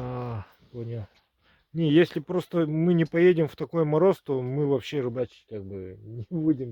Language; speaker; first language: Russian; native; Russian